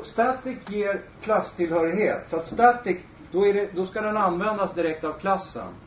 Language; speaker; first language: Swedish; native; Swedish